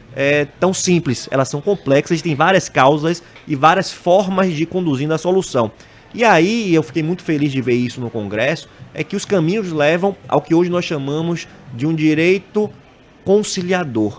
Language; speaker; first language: Portuguese; native; Portuguese